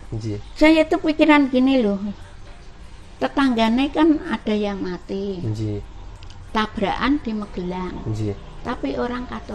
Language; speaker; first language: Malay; non-native, local second language; Javanese